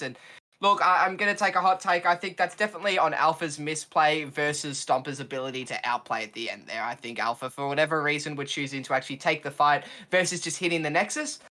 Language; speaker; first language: English; native; English